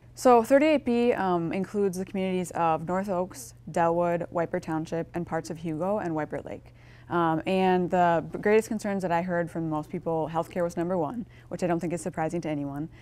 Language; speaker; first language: English; native; English